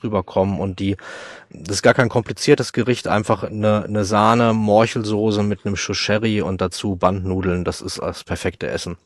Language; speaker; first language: German; native; German